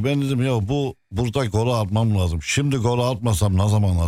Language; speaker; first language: Turkish; early bilingual, heritage; Turkish